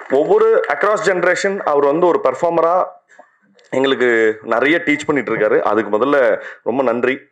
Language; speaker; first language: Tamil; native; Tamil